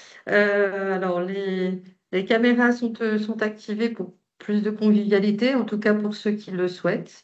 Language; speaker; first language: French; native; French